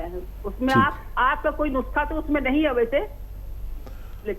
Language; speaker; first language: Hindi; native; Hindi